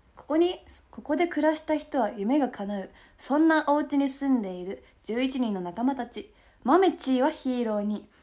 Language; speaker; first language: Japanese; native; Japanese